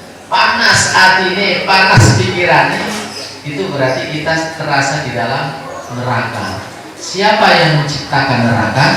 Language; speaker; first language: Indonesian; non-native, local second language; Javanese